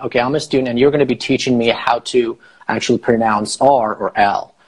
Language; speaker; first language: English; non-native, fluent; Persian